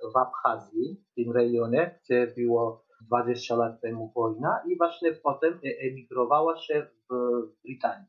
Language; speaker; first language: Polish; non-native, learner; Georgian